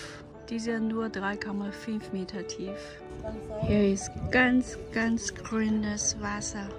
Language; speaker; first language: German; non-native, learner; Chinese